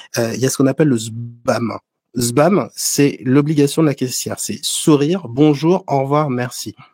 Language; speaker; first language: French; native; French